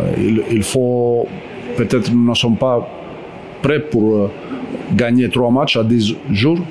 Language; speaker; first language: French; non-native, fluent; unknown